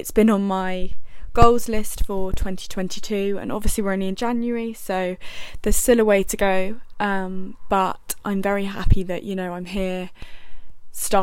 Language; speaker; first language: English; native; English